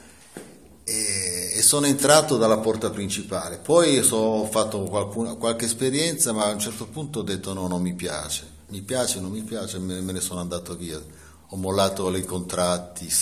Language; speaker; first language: Italian; native; Italian